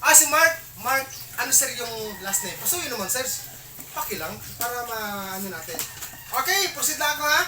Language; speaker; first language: Filipino; non-native, local second language; Cebuano